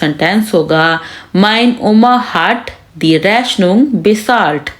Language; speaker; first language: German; non-native, fluent; Urdu